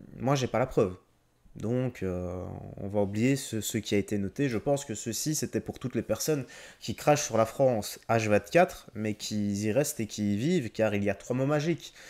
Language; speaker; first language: French; native; French